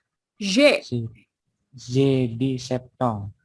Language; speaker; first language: French; non-native, learner; Indonesian